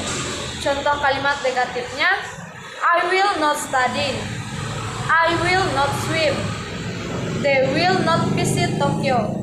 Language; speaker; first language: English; non-native, learner; Indonesian